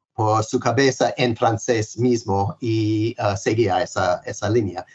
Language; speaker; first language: Spanish; non-native, fluent; English